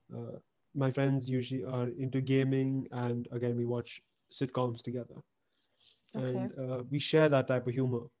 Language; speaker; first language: English; native; English